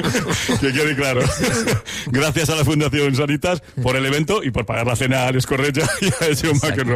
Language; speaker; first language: Spanish; native; Spanish